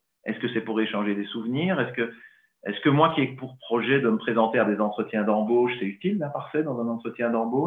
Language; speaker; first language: French; native; French